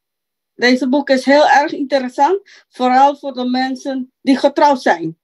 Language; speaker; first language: Dutch; non-native, local second language; Papiamento